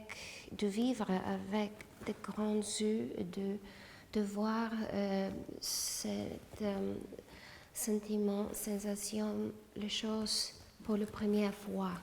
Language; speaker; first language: French; non-native, fluent; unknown